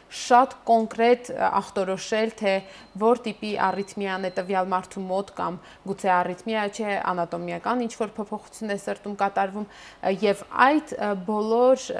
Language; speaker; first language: Armenian; native; Armenian